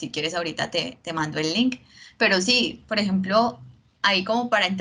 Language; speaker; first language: Spanish; native; Spanish